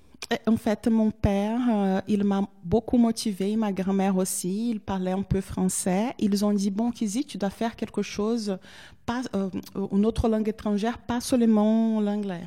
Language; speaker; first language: French; non-native, fluent; Portuguese